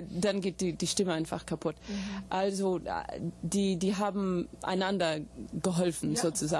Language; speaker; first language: German; non-native, fluent; English